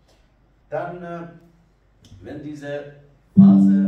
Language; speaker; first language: German; non-native, learner; Kurdish